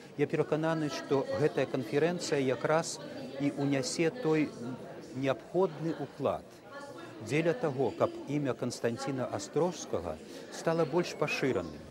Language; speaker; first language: Belarusian; non-native, local second language; Russian